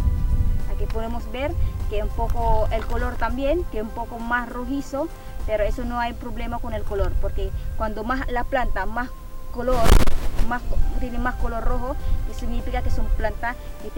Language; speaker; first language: Spanish; non-native, fluent; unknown